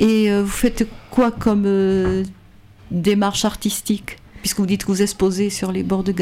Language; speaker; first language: French; native; French